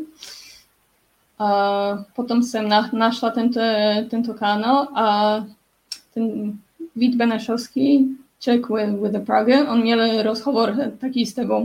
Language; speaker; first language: Czech; non-native, learner; Polish